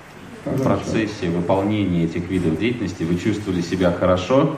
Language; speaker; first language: Russian; native; Russian